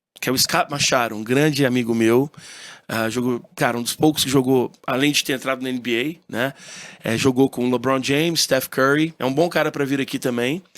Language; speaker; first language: Portuguese; early bilingual, heritage; Portuguese